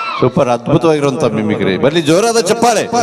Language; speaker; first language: Kannada; native; Kannada